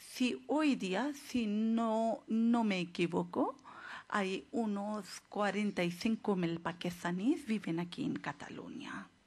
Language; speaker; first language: Spanish; non-native, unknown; Urdu